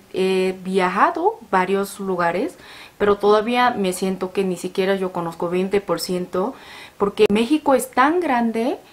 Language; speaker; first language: Spanish; non-native, learner; Korean